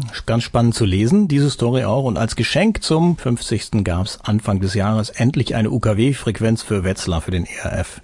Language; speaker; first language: German; native; German